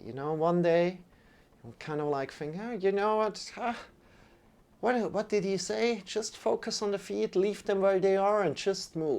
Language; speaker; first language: English; non-native, fluent; German